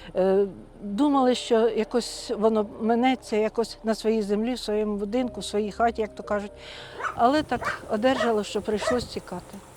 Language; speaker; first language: Ukrainian; native; Ukrainian